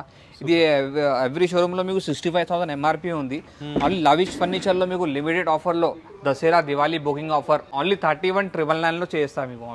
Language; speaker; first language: Telugu; non-native, local second language; Urdu